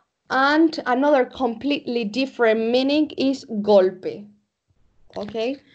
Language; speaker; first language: English; non-native, fluent; Spanish